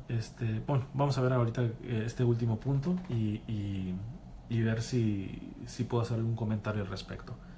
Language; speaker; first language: Spanish; native; Spanish